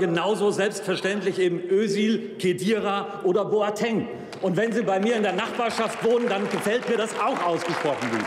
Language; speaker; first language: German; native; German